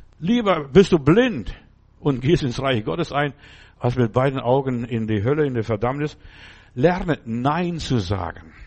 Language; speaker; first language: German; non-native, fluent; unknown